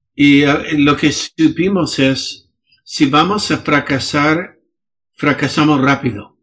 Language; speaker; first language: Spanish; non-native, fluent; English